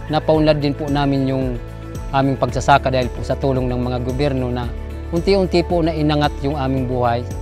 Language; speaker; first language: Filipino; non-native, local second language; Bikol